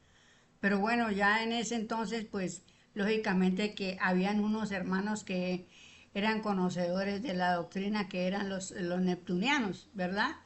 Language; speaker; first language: Spanish; native; Spanish